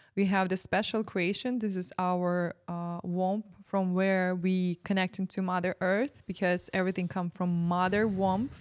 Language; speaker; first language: English; non-native, fluent; Ukrainian